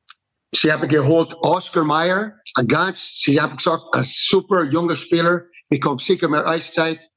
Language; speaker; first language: German; non-native, fluent; English